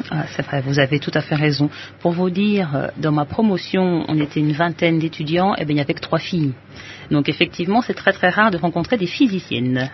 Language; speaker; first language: French; native; French